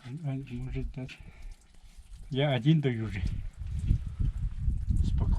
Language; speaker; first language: Russian; non-native, local second language; Yakut